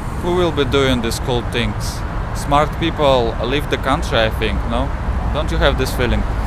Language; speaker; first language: English; non-native, fluent; Russian